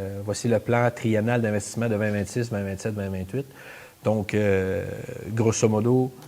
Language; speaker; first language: French; native; French